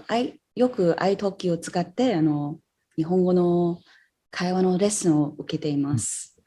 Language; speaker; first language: Japanese; non-native, fluent; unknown